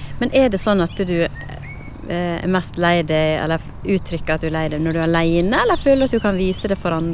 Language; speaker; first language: Norwegian; native; Norwegian